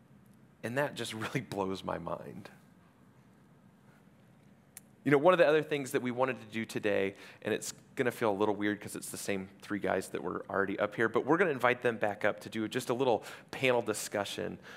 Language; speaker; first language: English; native; English